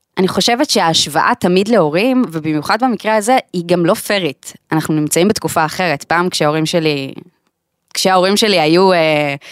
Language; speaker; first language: Hebrew; native; Hebrew